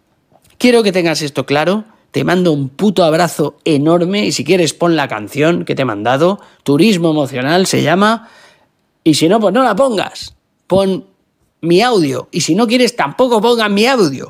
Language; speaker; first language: Spanish; native; Spanish